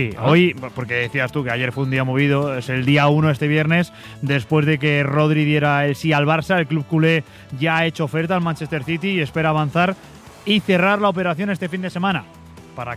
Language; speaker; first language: Spanish; native; Spanish